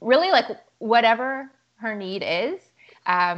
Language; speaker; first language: English; native; English